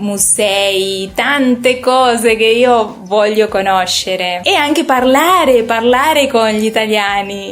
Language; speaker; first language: Italian; non-native, learner; Spanish